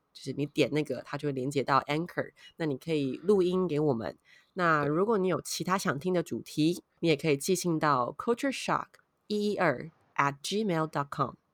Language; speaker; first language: Chinese; native; Chinese